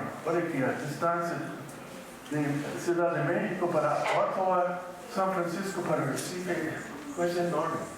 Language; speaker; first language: Portuguese; non-native, fluent; English